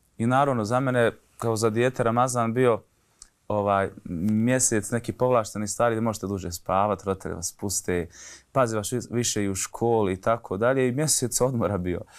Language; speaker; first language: Bosnian; native; Bosnian